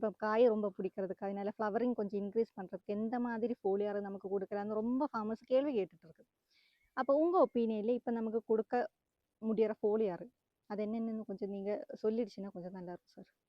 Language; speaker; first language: Tamil; non-native, local second language; Malayalam